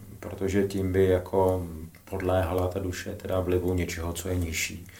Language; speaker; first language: Czech; native; Czech